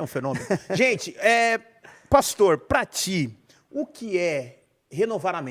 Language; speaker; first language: Portuguese; native; Portuguese